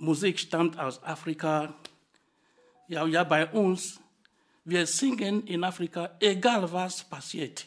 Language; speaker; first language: German; non-native, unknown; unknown